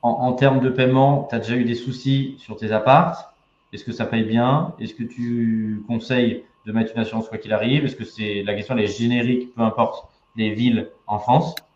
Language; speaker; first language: French; native; French